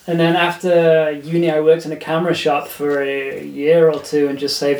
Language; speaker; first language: English; native; English